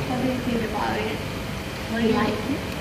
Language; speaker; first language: English; non-native, learner; Thai